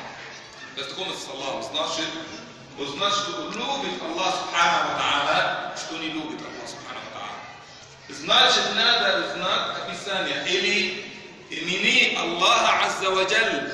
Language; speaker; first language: Russian; non-native, fluent; Arabic